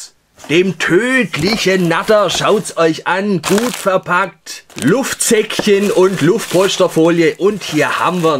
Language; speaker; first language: German; native; German